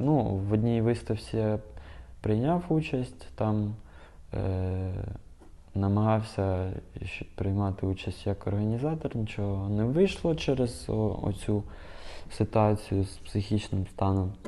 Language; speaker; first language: Ukrainian; non-native, local second language; Russian